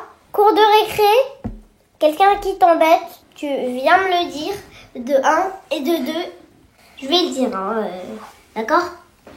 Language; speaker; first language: French; native; French